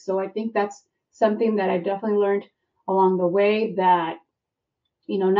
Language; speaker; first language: English; native; English